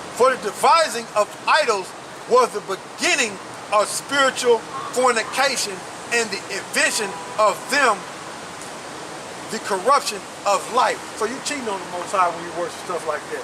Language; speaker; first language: English; native; English